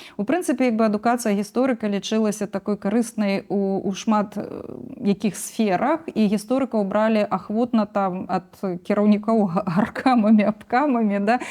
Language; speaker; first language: Belarusian; native; Belarusian